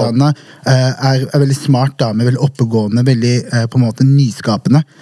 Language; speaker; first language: Norwegian; early bilingual, other home language; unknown